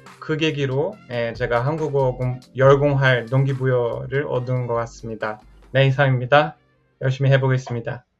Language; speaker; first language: Korean; non-native, fluent; Portuguese